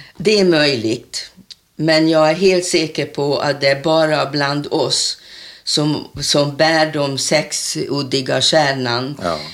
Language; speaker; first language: Swedish; non-native, fluent; Hungarian